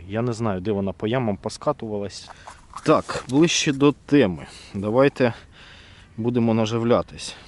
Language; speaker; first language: Ukrainian; native; Ukrainian